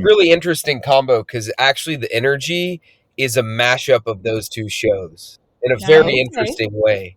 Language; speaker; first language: English; native; English